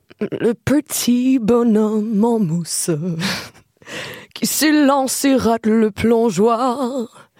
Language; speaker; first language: French; native; French